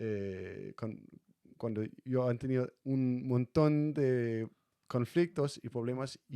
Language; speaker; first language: Spanish; non-native, fluent; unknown